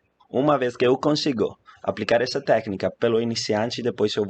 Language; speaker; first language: Portuguese; non-native, fluent; Italian